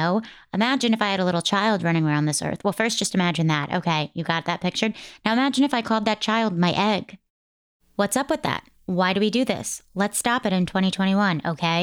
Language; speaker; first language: English; native; English